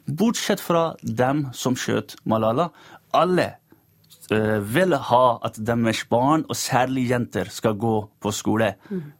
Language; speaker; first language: Norwegian; non-native, fluent; Urdu